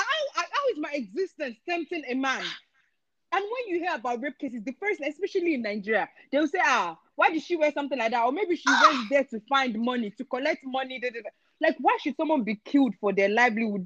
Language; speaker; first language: English; non-native, local second language; Yoruba